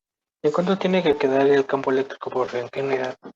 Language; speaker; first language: Spanish; native; Spanish